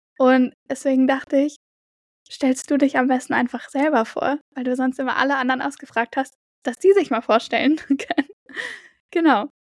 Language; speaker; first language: German; native; German